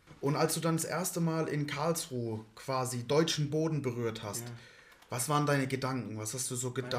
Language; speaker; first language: German; native; German